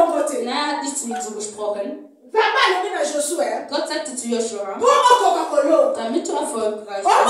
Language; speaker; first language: German; non-native, fluent; Lingala